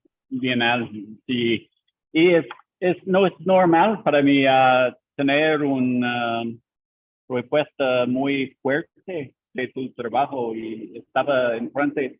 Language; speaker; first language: Spanish; non-native, learner; English